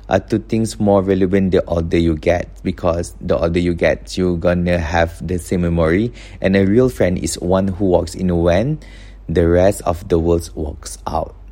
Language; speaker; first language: English; non-native, local second language; Malay